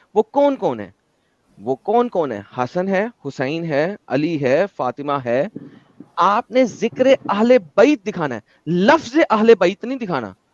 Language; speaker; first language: Urdu; non-native, local second language; Punjabi